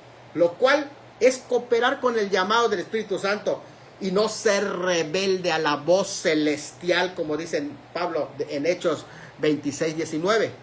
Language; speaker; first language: Spanish; native; Spanish